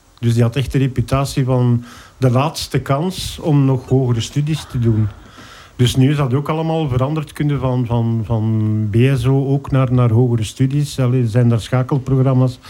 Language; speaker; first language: Dutch; native; Dutch